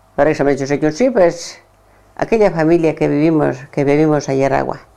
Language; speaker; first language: Spanish; non-native, local second language; Basque